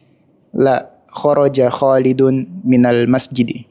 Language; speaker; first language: Arabic; non-native, learner; Russian